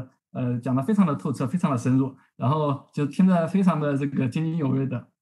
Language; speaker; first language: Chinese; native; Chinese